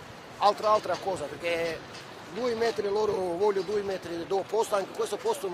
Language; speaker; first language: Italian; non-native, learner; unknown